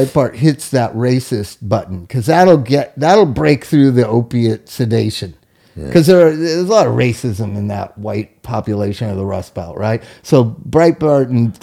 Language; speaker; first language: English; native; English